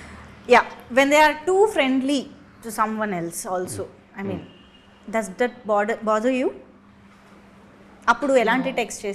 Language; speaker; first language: Telugu; native; Telugu